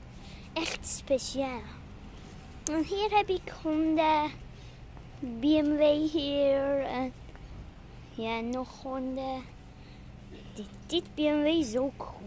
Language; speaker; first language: Dutch; non-native, learner; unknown